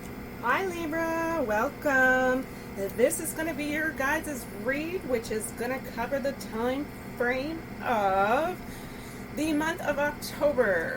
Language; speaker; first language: English; native; English